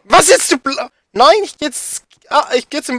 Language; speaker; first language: German; native; German